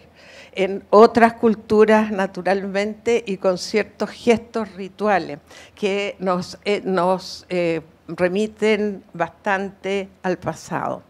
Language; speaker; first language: Spanish; native; Spanish